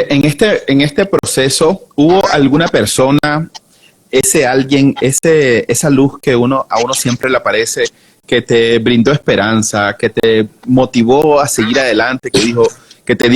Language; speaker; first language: Spanish; native; Spanish